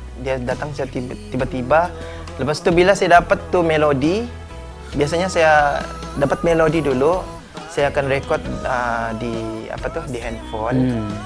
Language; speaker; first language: Malay; native; Malay